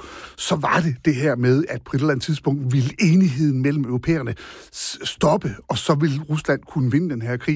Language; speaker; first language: Danish; native; Danish